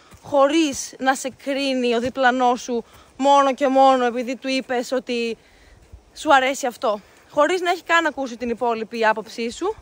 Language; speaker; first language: Greek; native; Greek